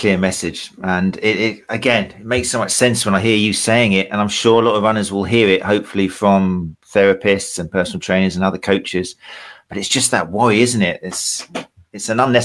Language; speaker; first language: English; native; English